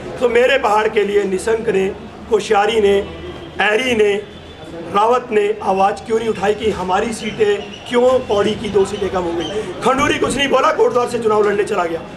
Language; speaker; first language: Hindi; non-native, local second language; Garhwali